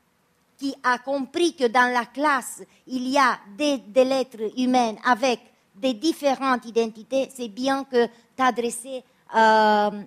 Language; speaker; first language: French; non-native, fluent; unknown